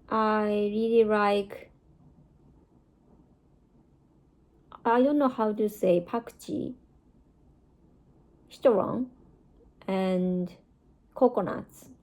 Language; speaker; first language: English; non-native, learner; Japanese